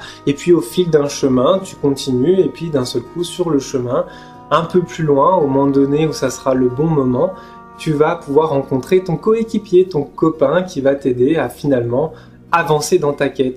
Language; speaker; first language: French; native; French